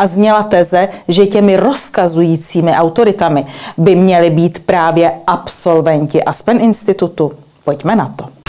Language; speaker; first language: Czech; native; Czech